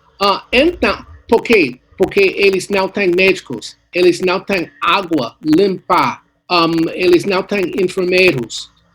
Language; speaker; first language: Portuguese; non-native, learner; English